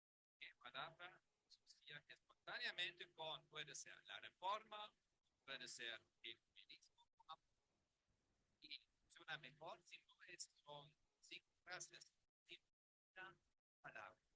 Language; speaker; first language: Spanish; non-native, learner; German